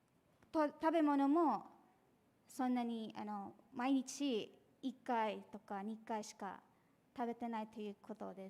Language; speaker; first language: Japanese; non-native, fluent; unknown